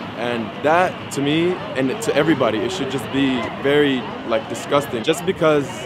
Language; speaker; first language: English; native; English